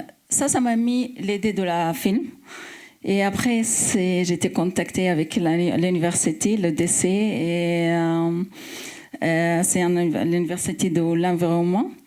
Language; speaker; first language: French; non-native, fluent; Arabic